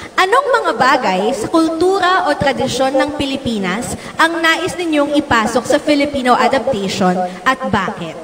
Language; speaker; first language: Filipino; native; Filipino